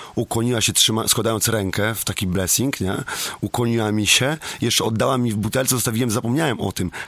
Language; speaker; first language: Polish; native; Polish